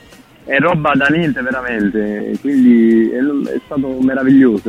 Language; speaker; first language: Italian; native; Italian